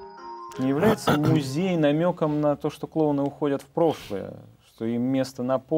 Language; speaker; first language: Russian; native; Russian